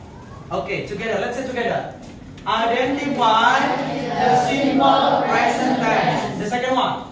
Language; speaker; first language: English; non-native, learner; Indonesian